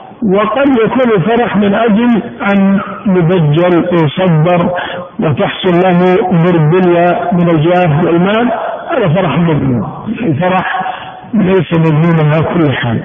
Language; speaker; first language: Arabic; native; Arabic